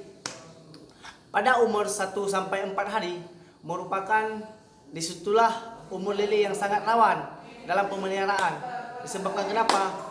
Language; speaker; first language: Indonesian; native; Indonesian